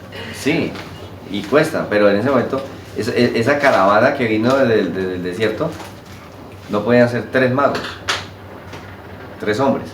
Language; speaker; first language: Spanish; native; Spanish